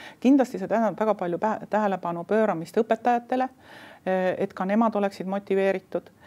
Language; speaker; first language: Estonian; native; Estonian